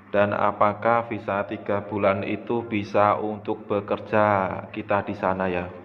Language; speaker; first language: Indonesian; native; Indonesian